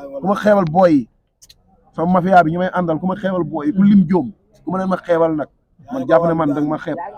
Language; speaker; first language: Wolof; non-native, local second language; Fula